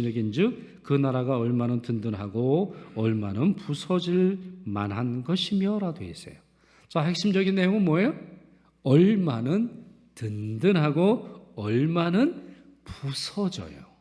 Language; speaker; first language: Korean; native; Korean